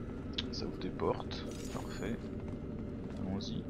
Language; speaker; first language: French; native; French